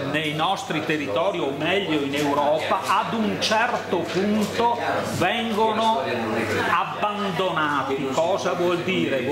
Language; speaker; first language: Italian; native; Italian